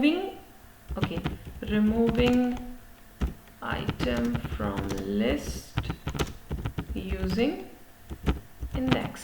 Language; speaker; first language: English; non-native, local second language; Hindi